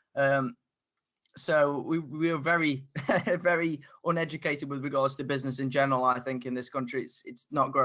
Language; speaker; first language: English; native; English